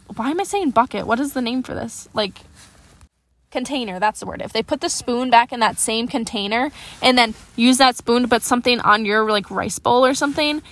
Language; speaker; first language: English; native; English